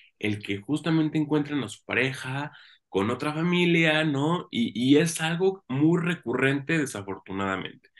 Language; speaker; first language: Spanish; native; Spanish